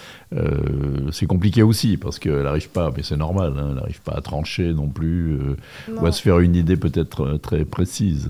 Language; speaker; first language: French; native; French